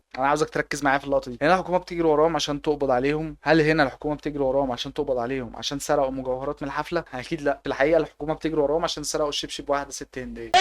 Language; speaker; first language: Arabic; native; Arabic